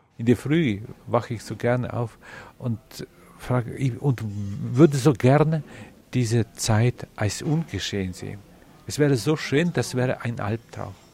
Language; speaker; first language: German; non-native, fluent; Ukrainian